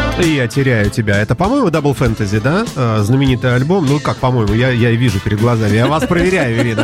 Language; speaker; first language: Russian; native; Russian